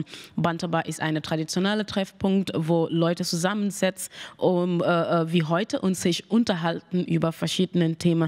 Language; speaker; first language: German; non-native, learner; Mandingo